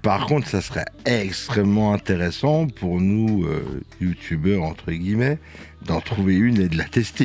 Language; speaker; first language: French; native; French